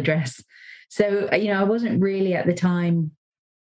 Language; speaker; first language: English; native; English